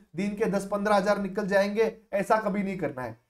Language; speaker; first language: Hindi; non-native, local second language; Marathi